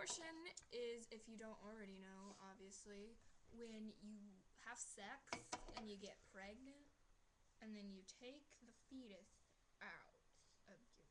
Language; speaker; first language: English; native; English